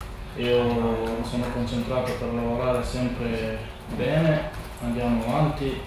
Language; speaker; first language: Italian; non-native, learner; Serbian